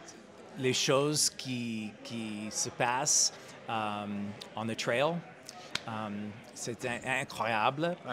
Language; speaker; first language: French; non-native, learner; English